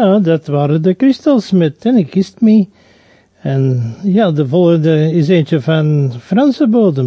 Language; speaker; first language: Dutch; native; Dutch